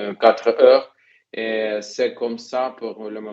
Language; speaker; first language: French; non-native, fluent; Ukrainian